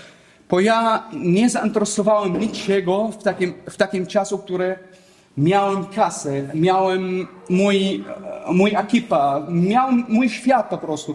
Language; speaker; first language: Polish; non-native, learner; Arabic